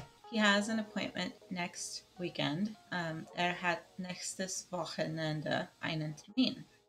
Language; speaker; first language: German; non-native, learner; Spanish